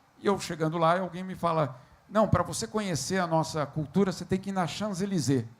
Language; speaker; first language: Portuguese; native; Portuguese